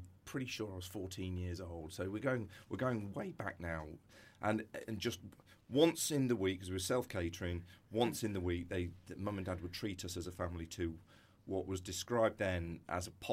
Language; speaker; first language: English; native; English